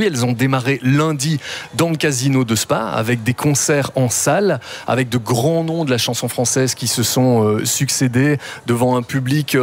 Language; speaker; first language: French; native; French